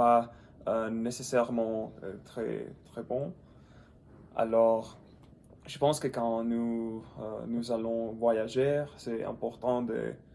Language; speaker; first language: French; non-native, learner; English